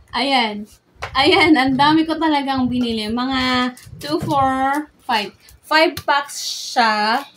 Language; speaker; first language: Filipino; native; Filipino